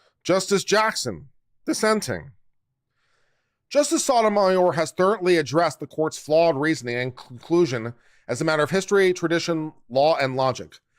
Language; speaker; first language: English; native; English